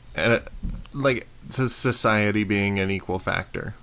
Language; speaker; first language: English; native; English